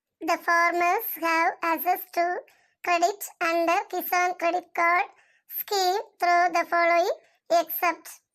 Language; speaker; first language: English; non-native, local second language; Tamil